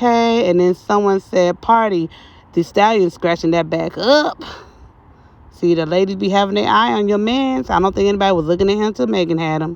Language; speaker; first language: English; native; English